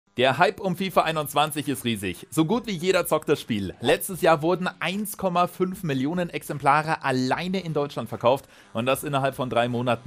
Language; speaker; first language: German; native; German